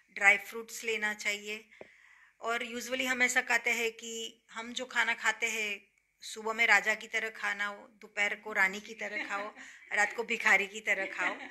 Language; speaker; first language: Hindi; non-native, local second language; Gujarati